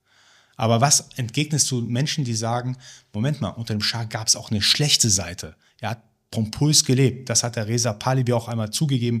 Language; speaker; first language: German; early bilingual, other home language; Persian